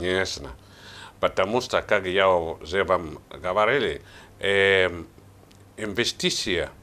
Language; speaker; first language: Russian; non-native, learner; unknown